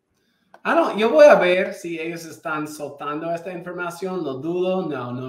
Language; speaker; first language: Spanish; non-native, fluent; English